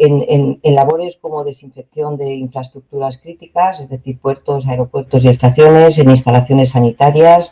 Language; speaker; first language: Spanish; native; Spanish